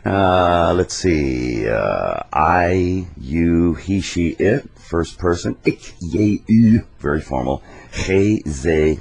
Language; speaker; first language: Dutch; non-native, learner; English